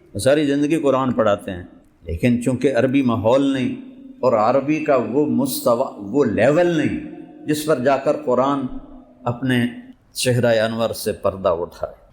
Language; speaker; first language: Urdu; non-native, local second language; Punjabi